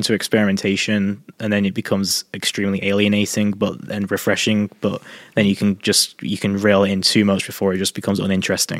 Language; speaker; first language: English; native; English